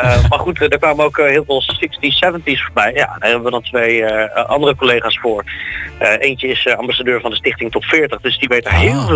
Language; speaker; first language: Dutch; native; Dutch